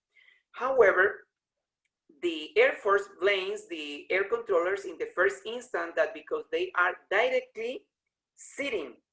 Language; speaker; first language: English; non-native, learner; Spanish